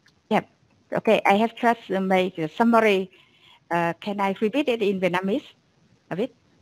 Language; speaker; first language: English; non-native, fluent; Vietnamese